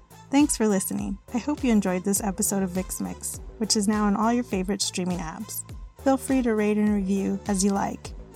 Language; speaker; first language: English; native; English